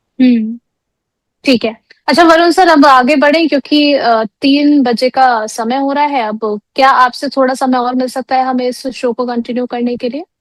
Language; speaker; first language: Hindi; native; Hindi